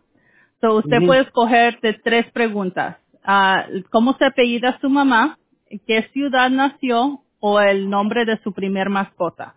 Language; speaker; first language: Spanish; early bilingual, heritage; Spanish